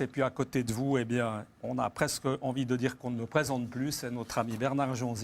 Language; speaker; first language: French; native; French